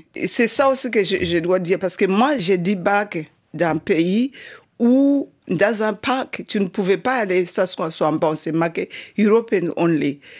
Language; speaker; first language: French; non-native, fluent; Shona